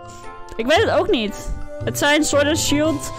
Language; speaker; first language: Dutch; native; Dutch